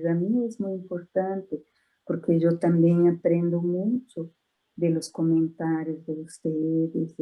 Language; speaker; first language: Spanish; non-native, fluent; Portuguese